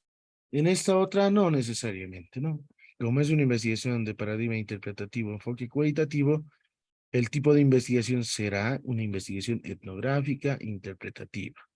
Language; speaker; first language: Spanish; native; Spanish